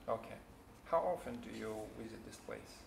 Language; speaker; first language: English; non-native, fluent; Vietnamese